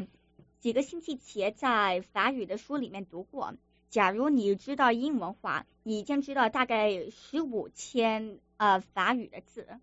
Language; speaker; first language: Chinese; early bilingual, other home language; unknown